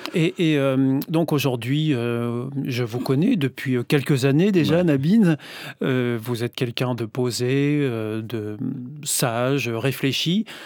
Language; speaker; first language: French; native; French